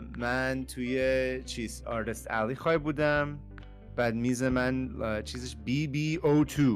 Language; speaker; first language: Persian; early bilingual, heritage; Persian